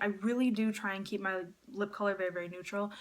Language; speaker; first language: English; native; English